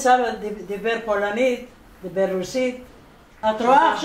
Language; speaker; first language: Hebrew; non-native, fluent; Arabic